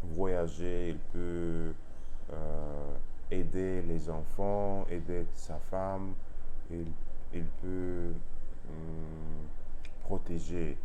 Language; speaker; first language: French; non-native, learner; Russian